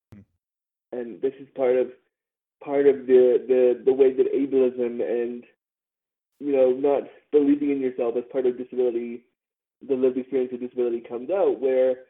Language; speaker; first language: English; native; English